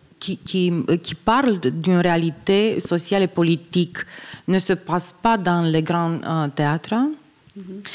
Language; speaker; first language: French; non-native, fluent; Romanian